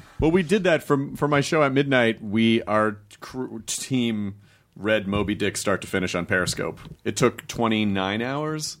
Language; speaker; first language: English; native; English